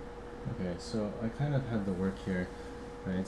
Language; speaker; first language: English; native; English